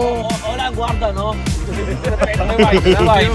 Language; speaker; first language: Italian; non-native, learner; Filipino